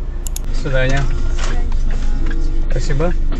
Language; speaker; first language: Russian; non-native, local second language; Kyrgyz